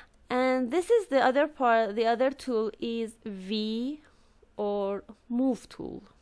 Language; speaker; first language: English; non-native, fluent; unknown